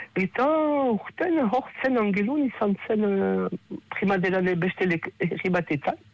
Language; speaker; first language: Basque; native; Basque